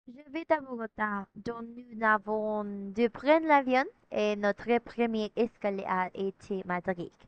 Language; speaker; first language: French; non-native, learner; Spanish